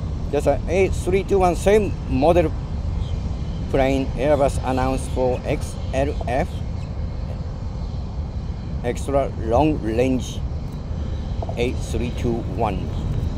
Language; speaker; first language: English; non-native, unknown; Japanese